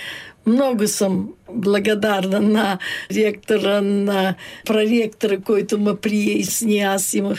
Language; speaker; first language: Bulgarian; early bilingual, heritage; Bulgarian